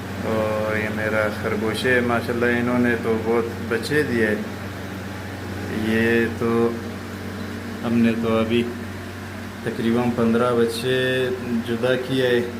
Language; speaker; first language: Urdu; non-native, local second language; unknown